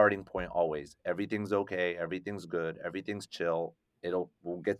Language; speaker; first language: English; native; English